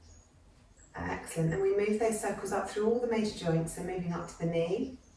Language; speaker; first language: English; native; English